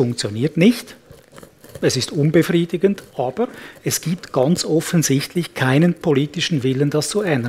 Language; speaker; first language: German; native; German